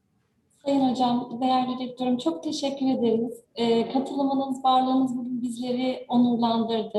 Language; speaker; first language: Turkish; native; Turkish